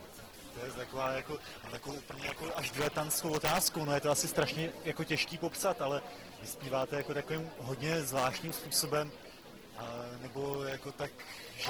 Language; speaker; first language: Czech; native; Czech